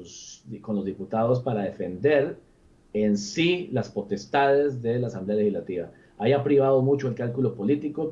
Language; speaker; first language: Spanish; native; Spanish